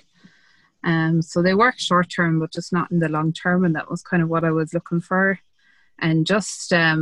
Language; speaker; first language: English; native; English